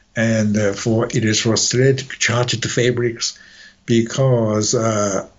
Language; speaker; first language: English; non-native, fluent; Chinese